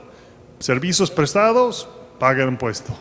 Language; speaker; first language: Spanish; non-native, fluent; English